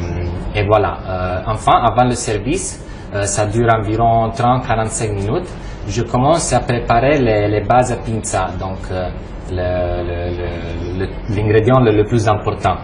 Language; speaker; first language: French; non-native, fluent; Romanian